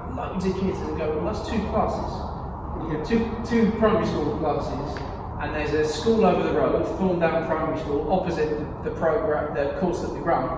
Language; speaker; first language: English; native; English